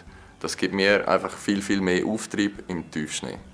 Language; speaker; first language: German; native; German